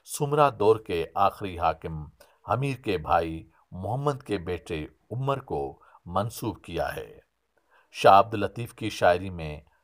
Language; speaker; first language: Urdu; non-native, local second language; Sindhi